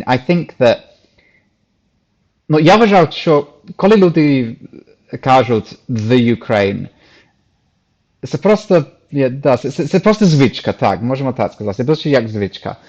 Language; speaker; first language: Ukrainian; non-native, fluent; English